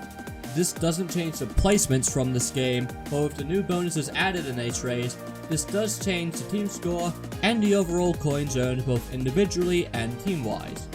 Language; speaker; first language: English; native; English